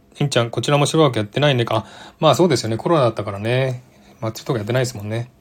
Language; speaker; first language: Japanese; native; Japanese